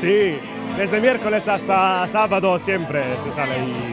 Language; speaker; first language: Spanish; non-native, fluent; Italian